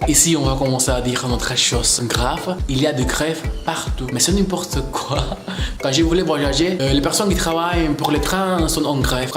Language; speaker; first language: French; non-native, fluent; Spanish